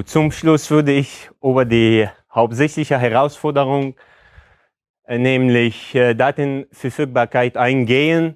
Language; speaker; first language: German; non-native, fluent; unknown